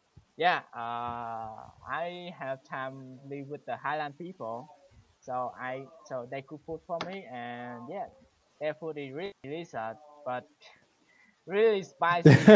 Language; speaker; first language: English; non-native, learner; Vietnamese